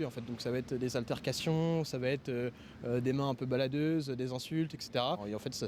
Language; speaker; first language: French; native; French